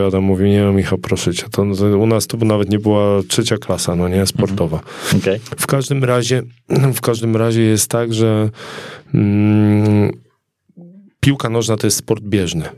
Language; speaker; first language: Polish; native; Polish